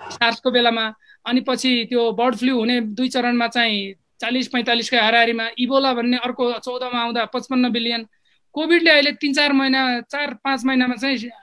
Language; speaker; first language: Nepali; non-native, local second language; Eastern Tamang